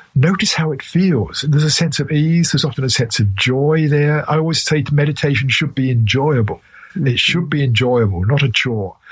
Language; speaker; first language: English; native; English